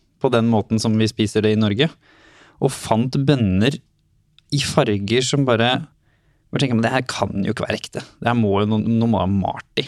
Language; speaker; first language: Norwegian; native; Norwegian